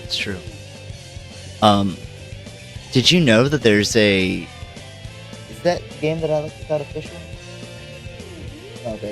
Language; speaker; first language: English; native; English